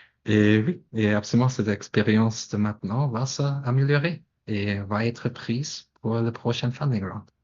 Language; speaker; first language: French; non-native, fluent; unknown